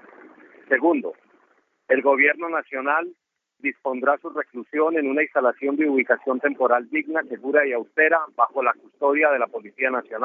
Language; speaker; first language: Spanish; native; Spanish